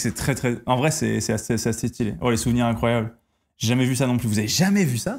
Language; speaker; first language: French; native; French